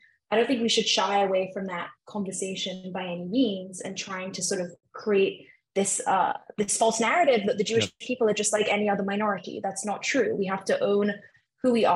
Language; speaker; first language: English; native; English